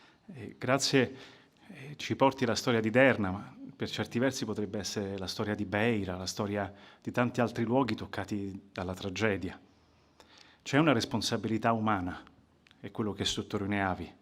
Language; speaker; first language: Italian; native; Italian